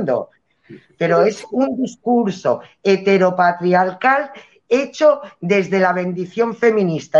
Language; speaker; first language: Spanish; native; Spanish